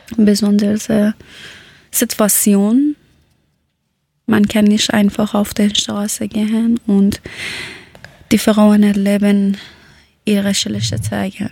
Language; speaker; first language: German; non-native, learner; Persian